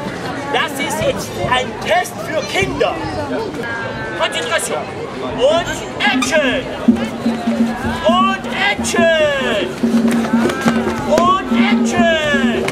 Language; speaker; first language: German; native; German